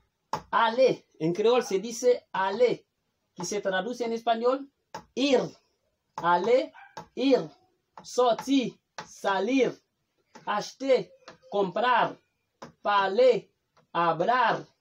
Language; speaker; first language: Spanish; non-native, fluent; Haitian Creole